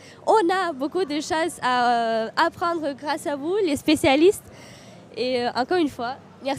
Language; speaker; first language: French; non-native, fluent; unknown